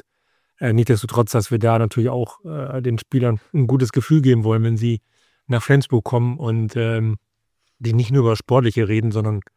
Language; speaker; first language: German; native; German